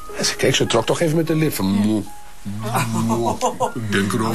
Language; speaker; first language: Dutch; native; Dutch